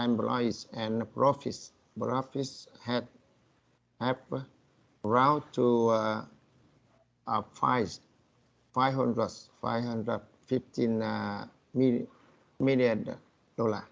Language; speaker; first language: English; non-native, learner; Vietnamese